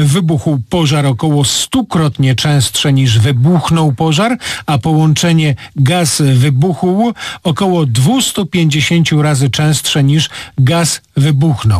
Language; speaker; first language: Polish; native; Polish